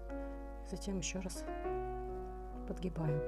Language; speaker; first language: Russian; native; Russian